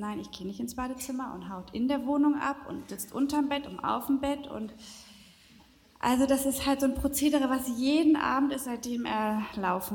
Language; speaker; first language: German; native; German